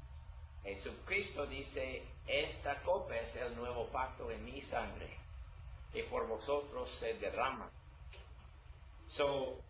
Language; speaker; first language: Spanish; non-native, learner; English